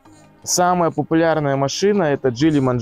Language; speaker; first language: Russian; native; Russian